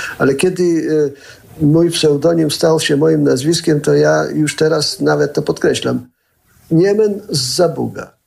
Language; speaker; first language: Polish; early bilingual, heritage; Polish